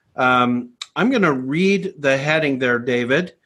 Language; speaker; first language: English; native; English